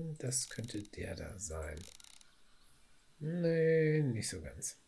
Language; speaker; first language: German; native; German